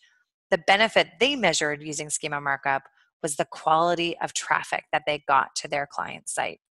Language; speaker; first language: English; native; English